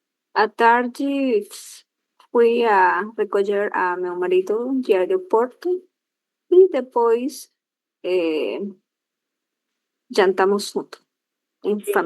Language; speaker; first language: Portuguese; non-native, learner; Spanish